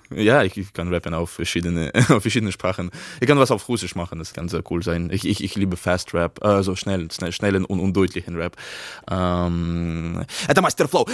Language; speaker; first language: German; non-native, fluent; Russian